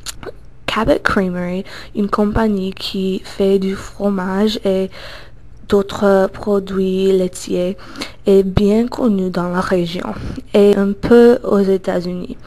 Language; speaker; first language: French; non-native, learner; English